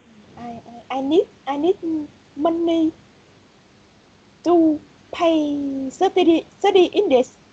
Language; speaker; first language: English; non-native, learner; Vietnamese